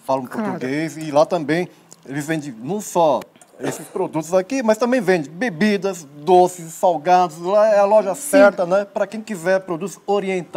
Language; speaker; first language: Portuguese; native; Portuguese